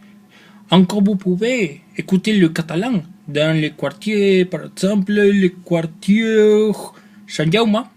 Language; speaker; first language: French; non-native, learner; Spanish